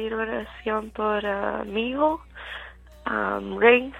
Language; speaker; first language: Spanish; early bilingual, heritage; Spanish